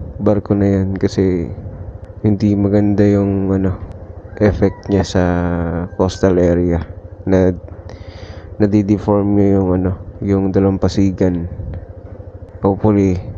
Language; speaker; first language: Filipino; non-native, local second language; Cebuano